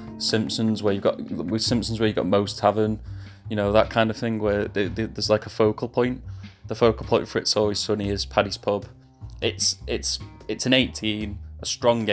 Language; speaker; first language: English; native; English